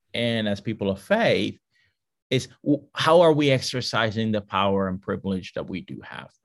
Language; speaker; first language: English; early bilingual, other home language; Spanish